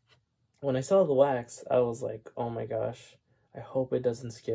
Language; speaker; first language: English; native; English